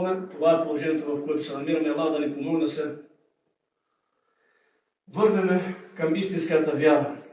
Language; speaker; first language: Bulgarian; native; Bulgarian